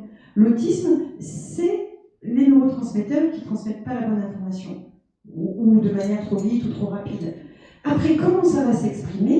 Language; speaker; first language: French; native; French